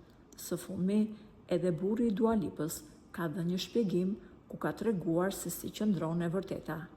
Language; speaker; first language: Albanian; native; Albanian